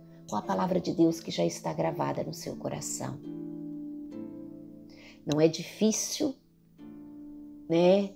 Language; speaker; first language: Portuguese; native; Portuguese